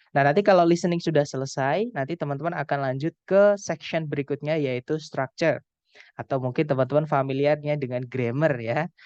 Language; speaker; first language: Indonesian; non-native, local second language; Javanese